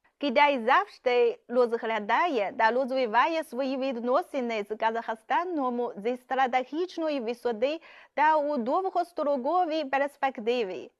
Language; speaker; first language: Ukrainian; non-native, fluent; Chinese